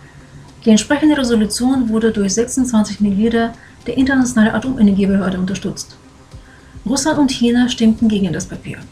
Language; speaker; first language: German; non-native, fluent; Ukrainian